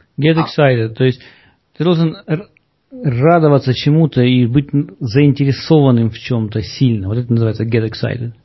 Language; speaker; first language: Russian; native; Russian